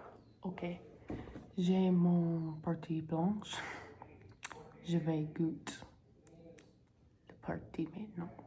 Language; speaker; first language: French; non-native, learner; English